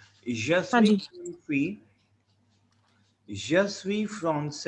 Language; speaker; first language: French; non-native, fluent; Hindi